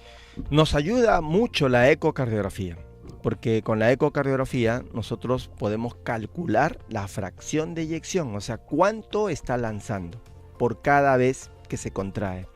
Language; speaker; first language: Spanish; native; Spanish